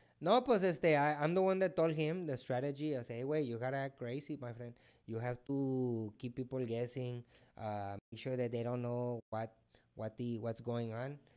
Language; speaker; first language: English; early bilingual, other home language; Spanish